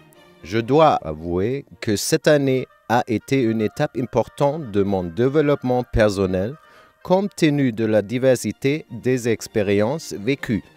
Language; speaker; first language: French; non-native, learner; German